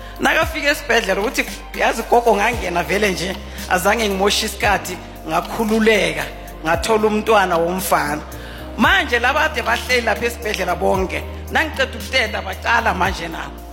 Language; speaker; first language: Zulu; non-native, local second language; South Ndebele